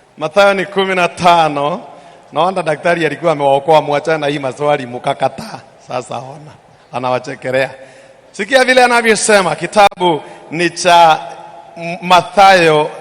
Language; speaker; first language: Swahili; non-native, local second language; Kikuyu